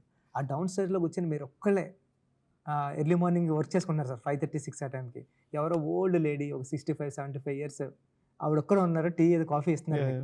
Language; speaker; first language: Telugu; native; Telugu